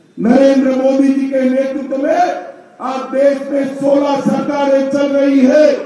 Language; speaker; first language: Hindi; non-native, local second language; Gujarati